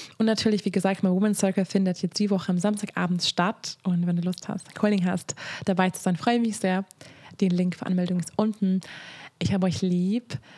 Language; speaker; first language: German; non-native, fluent; Hungarian